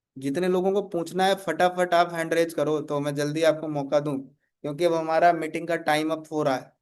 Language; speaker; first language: Hindi; native; Hindi